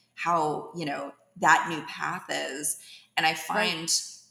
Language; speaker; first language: English; native; English